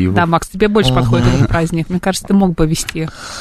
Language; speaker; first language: Russian; native; Russian